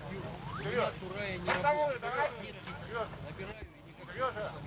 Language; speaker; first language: Russian; native; Russian